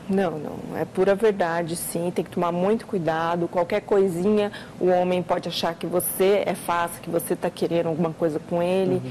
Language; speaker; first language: Portuguese; native; Portuguese